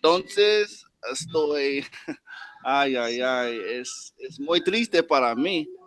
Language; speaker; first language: Spanish; non-native, learner; English